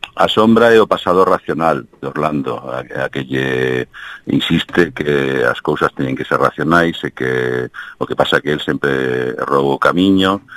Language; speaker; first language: Galician; early bilingual, heritage; Galician